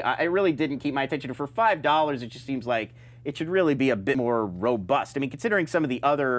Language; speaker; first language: English; native; English